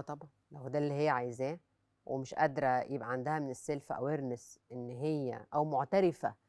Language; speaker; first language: Arabic; native; Arabic